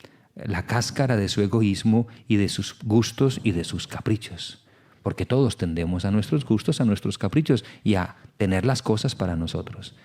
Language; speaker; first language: Spanish; native; Spanish